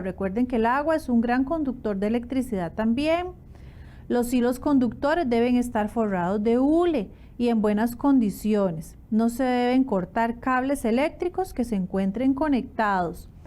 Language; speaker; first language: Spanish; native; Spanish